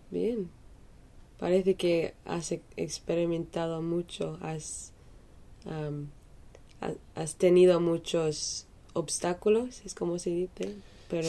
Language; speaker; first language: Spanish; non-native, fluent; English